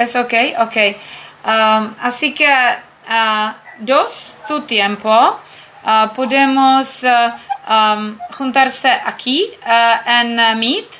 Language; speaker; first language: Spanish; non-native, learner; Czech